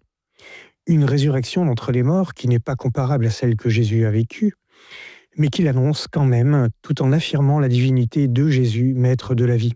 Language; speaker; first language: French; native; French